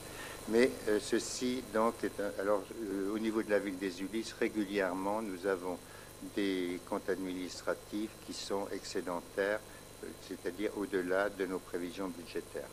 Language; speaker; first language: French; native; French